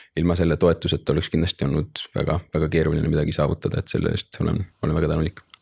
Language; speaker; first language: Estonian; native; Estonian